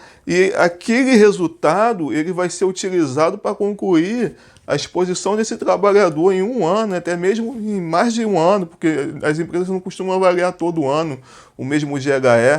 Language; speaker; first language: Portuguese; native; Portuguese